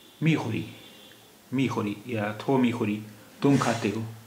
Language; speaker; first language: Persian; non-native, fluent; Urdu